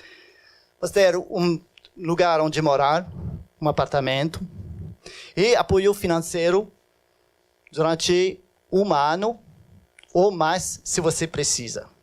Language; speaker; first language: Portuguese; non-native, fluent; French